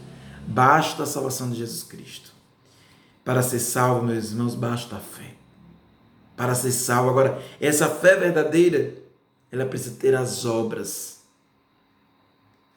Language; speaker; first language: Portuguese; native; Portuguese